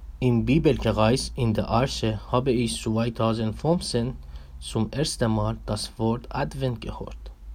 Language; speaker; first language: German; non-native, learner; Persian